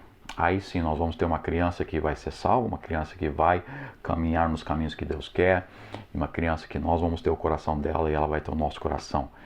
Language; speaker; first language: Portuguese; non-native, fluent; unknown